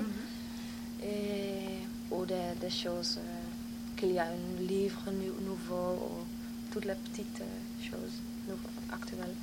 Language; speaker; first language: French; non-native, learner; Dutch